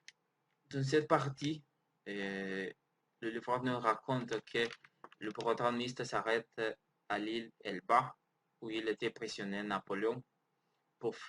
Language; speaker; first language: French; non-native, learner; Spanish